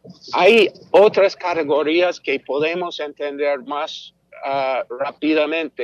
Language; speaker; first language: Spanish; non-native, fluent; English